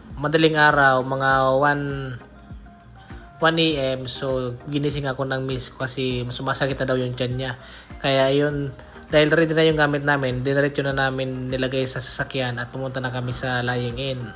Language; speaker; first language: Filipino; non-native, local second language; Bikol